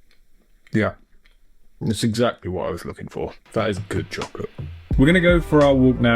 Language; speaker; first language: English; native; English